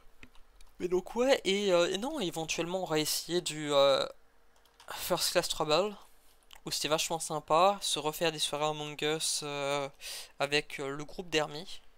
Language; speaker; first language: French; native; French